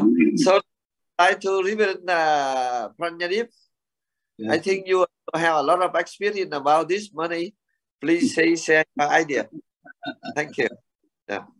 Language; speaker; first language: English; non-native, learner; Vietnamese